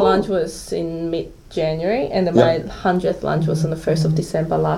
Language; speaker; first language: English; non-native, local second language; Cantonese